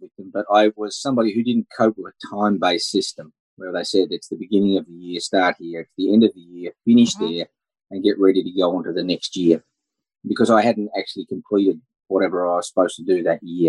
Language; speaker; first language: English; native; English